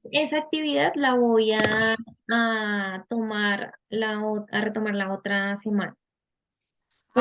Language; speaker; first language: Spanish; native; Spanish